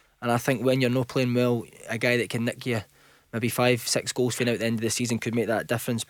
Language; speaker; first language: English; native; English